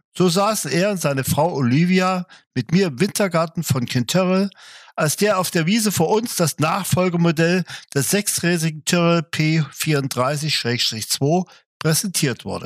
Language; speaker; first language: German; native; German